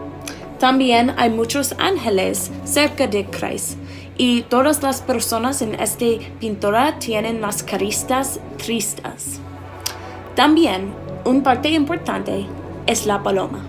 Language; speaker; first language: Spanish; non-native, learner; English